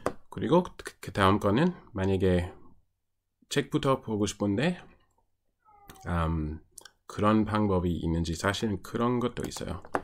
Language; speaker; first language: Korean; non-native, fluent; English